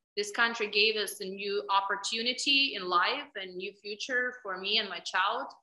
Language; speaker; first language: English; non-native, fluent; Ukrainian